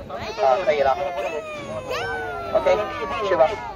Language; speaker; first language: Chinese; native; Chinese